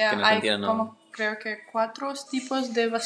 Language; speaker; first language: Spanish; non-native, fluent; Russian